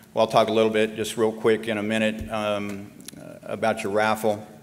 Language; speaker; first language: English; native; English